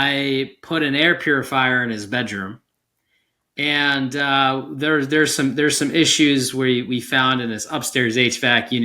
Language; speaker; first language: English; native; English